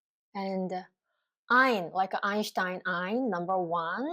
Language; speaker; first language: German; non-native, learner; Korean